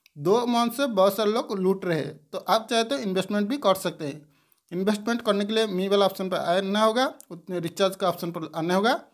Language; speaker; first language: Hindi; non-native, local second language; Bangla